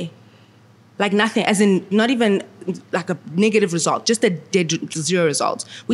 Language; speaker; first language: English; non-native, local second language; Shona